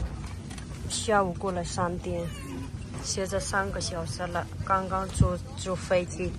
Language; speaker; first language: Chinese; non-native, learner; Nepali